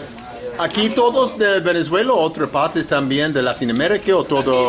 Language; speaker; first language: Spanish; non-native, learner; English